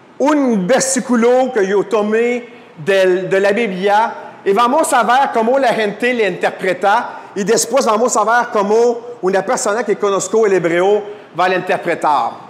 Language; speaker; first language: Spanish; non-native, fluent; French